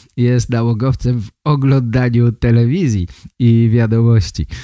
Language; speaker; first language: Polish; native; Polish